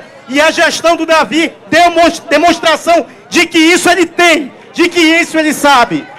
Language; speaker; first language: Portuguese; native; Portuguese